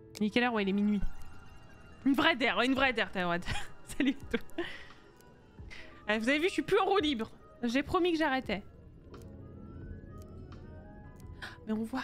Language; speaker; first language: French; native; French